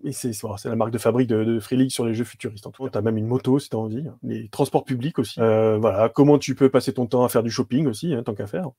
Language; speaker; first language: French; native; French